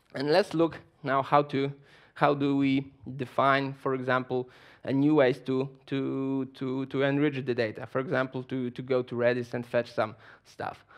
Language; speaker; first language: English; non-native, fluent; Polish